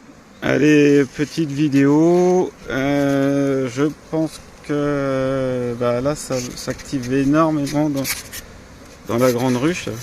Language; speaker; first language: French; native; French